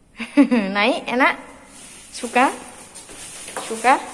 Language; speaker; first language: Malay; non-native, local second language; Javanese